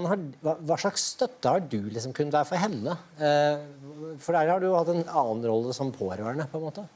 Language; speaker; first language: Norwegian; native; Norwegian